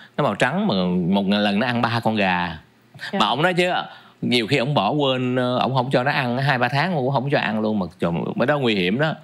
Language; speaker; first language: Vietnamese; native; Vietnamese